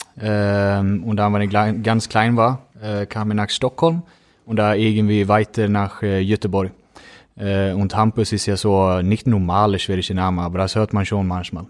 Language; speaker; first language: German; non-native, fluent; Swedish